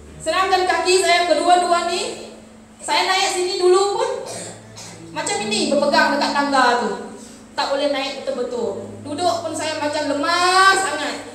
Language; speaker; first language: Malay; non-native, local second language; Iban